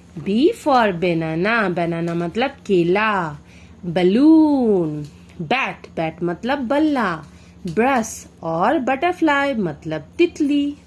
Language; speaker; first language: Hindi; non-native, local second language; Bangla